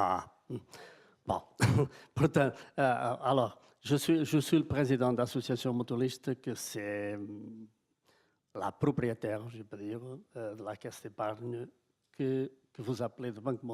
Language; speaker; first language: French; non-native, fluent; Portuguese